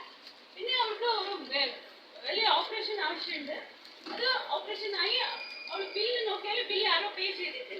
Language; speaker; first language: Malayalam; non-native, local second language; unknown